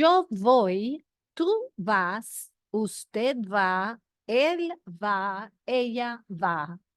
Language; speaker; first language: Spanish; non-native, fluent; English